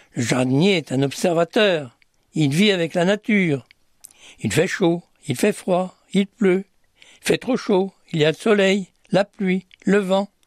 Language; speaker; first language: French; native; French